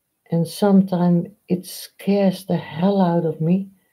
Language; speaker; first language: English; non-native, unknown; Dutch